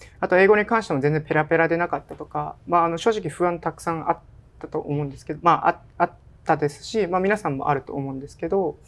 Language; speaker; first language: Japanese; native; Japanese